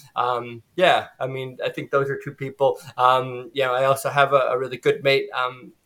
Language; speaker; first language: English; native; English